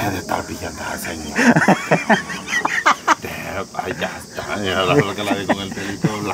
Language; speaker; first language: Spanish; native; Spanish